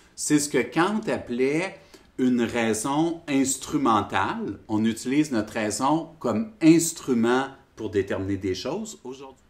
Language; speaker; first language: French; native; French